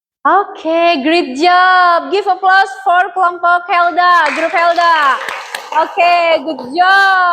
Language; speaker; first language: English; non-native, learner; Indonesian